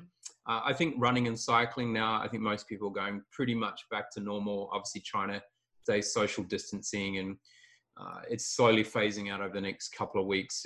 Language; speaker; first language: English; native; English